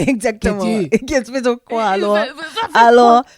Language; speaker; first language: French; non-native, learner; English